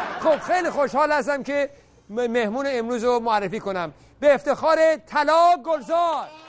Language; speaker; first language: Persian; early bilingual, heritage; Persian